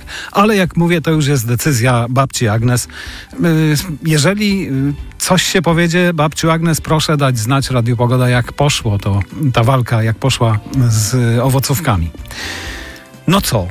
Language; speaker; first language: Polish; native; Polish